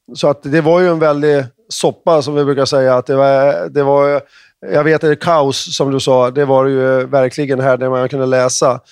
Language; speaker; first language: Swedish; native; Swedish